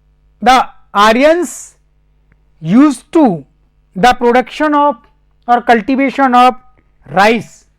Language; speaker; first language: English; non-native, local second language; Hindi